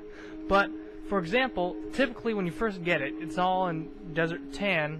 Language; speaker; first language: English; native; English